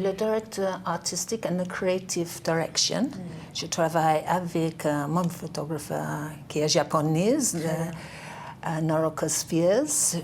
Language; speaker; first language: French; non-native, learner; English